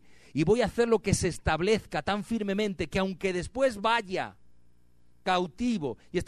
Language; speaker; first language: Spanish; native; Spanish